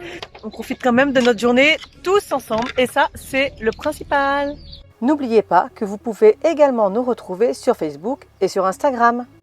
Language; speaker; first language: French; native; French